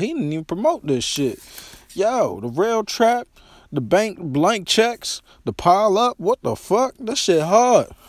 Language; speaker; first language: English; native; English